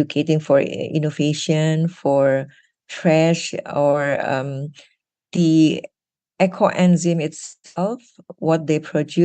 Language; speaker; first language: English; non-native, fluent; Indonesian